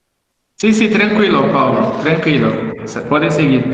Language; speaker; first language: Spanish; non-native, learner; Portuguese